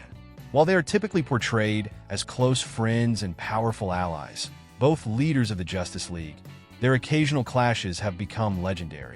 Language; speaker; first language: English; native; English